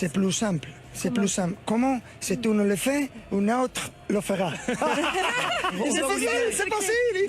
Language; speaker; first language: French; non-native, learner; Spanish